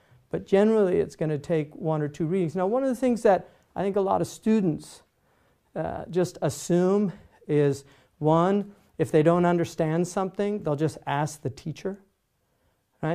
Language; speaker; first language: English; native; English